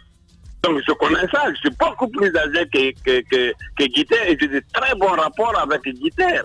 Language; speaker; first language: French; non-native, local second language; Mandingo